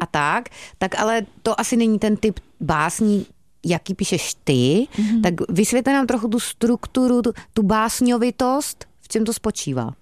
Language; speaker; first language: Czech; native; Czech